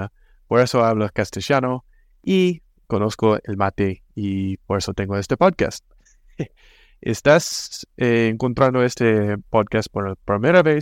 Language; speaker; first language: Spanish; non-native, fluent; English